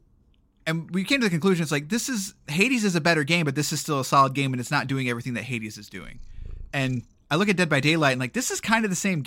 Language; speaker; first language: English; native; English